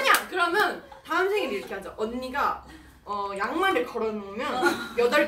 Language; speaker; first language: Korean; native; Korean